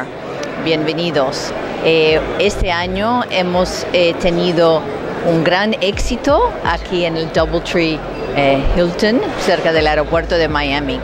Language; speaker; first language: Spanish; non-native, fluent; English